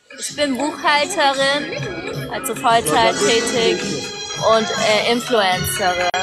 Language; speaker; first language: German; early bilingual, other home language; Kurdish